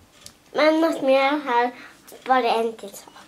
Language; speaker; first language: Swedish; early bilingual, other home language; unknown